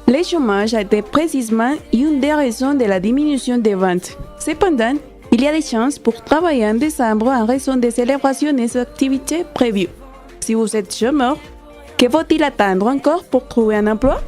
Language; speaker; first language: French; non-native, learner; Spanish